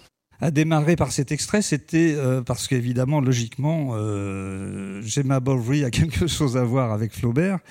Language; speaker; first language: French; native; French